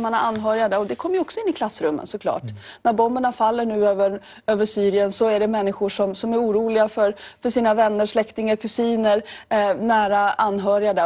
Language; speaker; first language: Swedish; native; Swedish